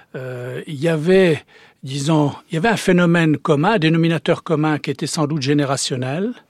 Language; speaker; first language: French; early bilingual, heritage; Czech